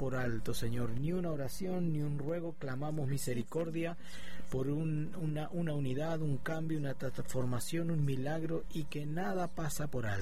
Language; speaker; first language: Spanish; native; Spanish